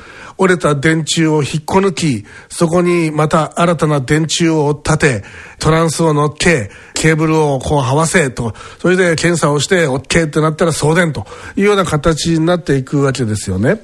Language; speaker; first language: Japanese; native; Japanese